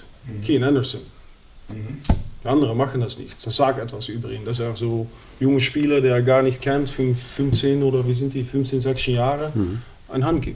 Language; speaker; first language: German; non-native, fluent; Dutch